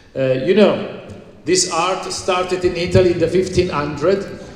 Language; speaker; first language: English; non-native, fluent; Italian